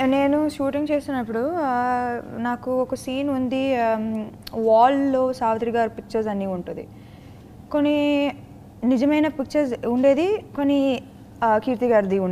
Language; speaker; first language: Telugu; non-native, fluent; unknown